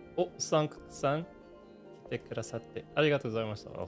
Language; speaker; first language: Japanese; non-native, learner; English